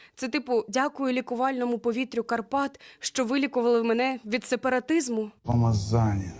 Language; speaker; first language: Ukrainian; native; Ukrainian